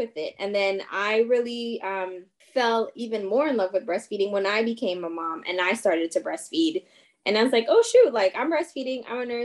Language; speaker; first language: English; non-native, fluent; French